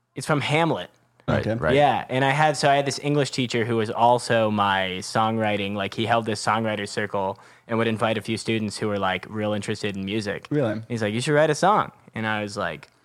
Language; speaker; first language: English; native; English